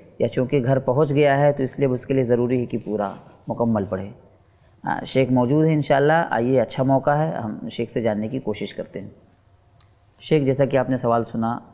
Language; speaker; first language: Urdu; native; Urdu